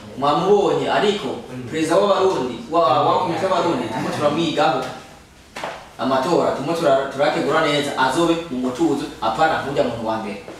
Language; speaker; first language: Rundi; native; Rundi